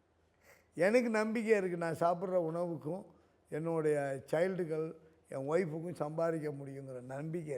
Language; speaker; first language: Tamil; native; Tamil